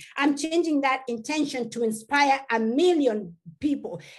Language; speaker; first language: English; non-native, local second language; Masai